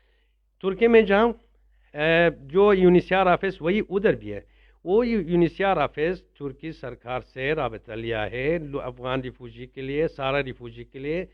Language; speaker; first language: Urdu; non-native, learner; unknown